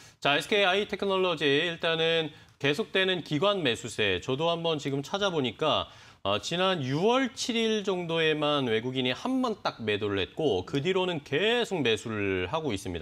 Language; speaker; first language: Korean; native; Korean